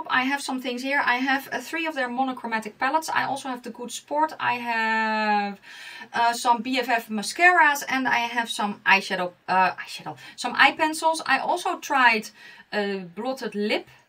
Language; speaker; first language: English; non-native, fluent; Dutch